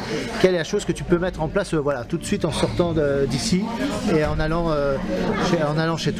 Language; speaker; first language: French; native; French